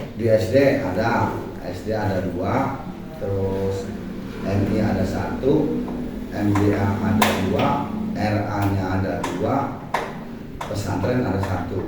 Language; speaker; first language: Indonesian; non-native, local second language; Javanese